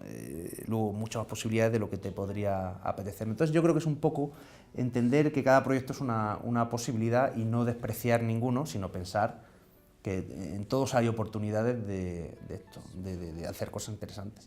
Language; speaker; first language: Spanish; native; Spanish